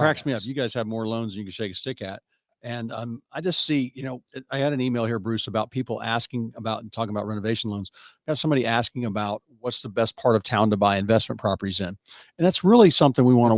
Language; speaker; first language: English; native; English